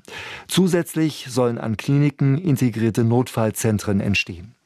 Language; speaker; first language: German; native; German